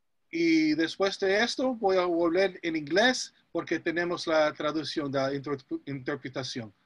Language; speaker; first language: Spanish; non-native, fluent; English